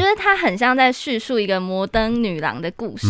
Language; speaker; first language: Chinese; native; Chinese